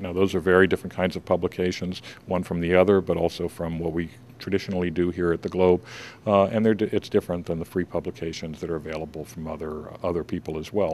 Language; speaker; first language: English; native; English